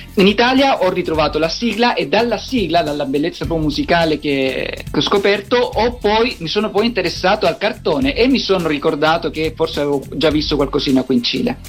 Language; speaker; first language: Italian; native; Italian